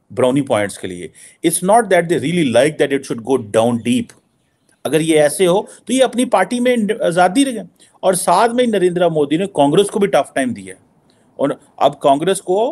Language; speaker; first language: Urdu; native; Urdu